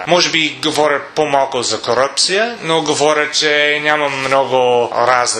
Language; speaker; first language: Bulgarian; non-native, learner; English